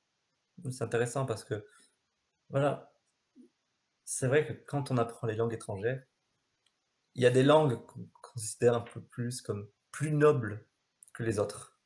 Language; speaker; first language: French; native; French